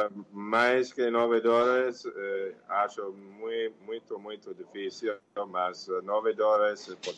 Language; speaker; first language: Portuguese; non-native, fluent; English